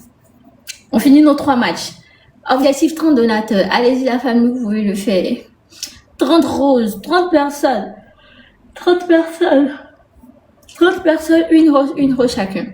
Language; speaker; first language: French; native; French